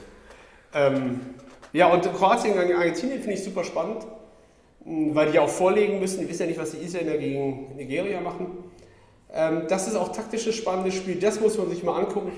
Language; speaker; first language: German; native; German